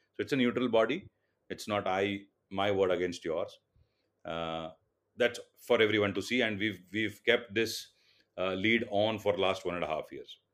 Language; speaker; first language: English; non-native, local second language; Tulu